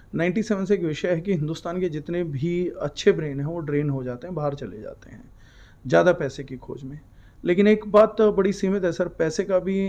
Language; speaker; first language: Hindi; native; Hindi